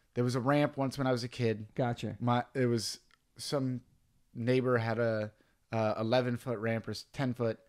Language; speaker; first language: English; native; English